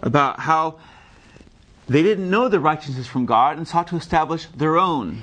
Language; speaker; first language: English; native; English